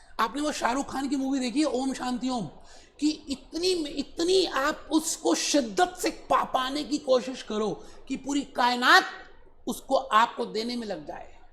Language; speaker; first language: Hindi; native; Hindi